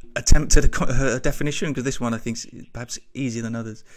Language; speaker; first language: English; native; English